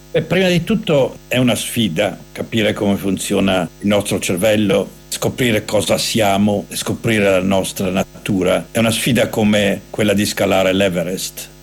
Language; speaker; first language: Italian; native; Italian